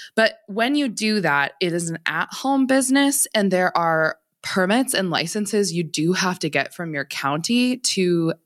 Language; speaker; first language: English; native; English